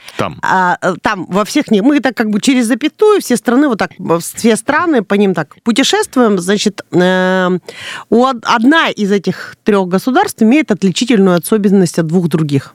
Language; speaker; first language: Russian; native; Russian